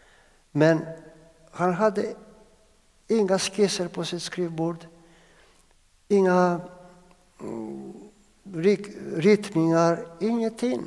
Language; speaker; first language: Swedish; non-native, fluent; Greek